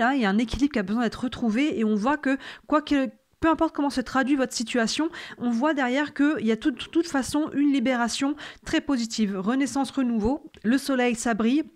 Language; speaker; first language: French; native; French